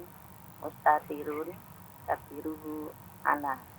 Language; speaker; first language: Arabic; non-native, learner; Indonesian